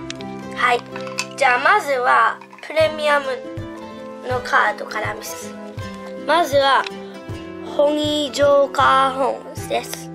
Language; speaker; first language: Japanese; early bilingual, heritage; Japanese